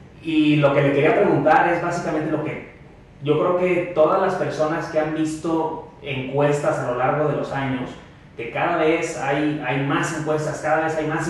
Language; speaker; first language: Spanish; native; Spanish